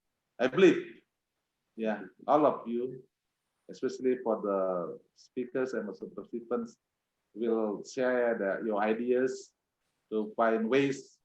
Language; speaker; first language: English; non-native, fluent; Indonesian